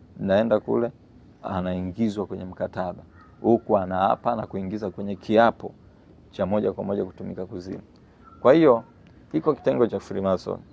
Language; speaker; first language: Swahili; native; Swahili